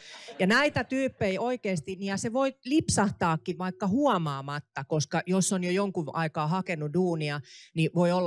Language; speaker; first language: Finnish; native; Finnish